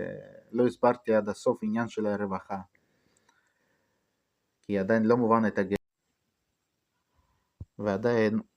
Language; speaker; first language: Hebrew; non-native, fluent; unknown